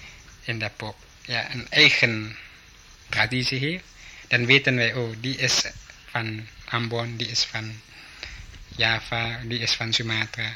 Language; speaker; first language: Dutch; early bilingual, heritage; Dutch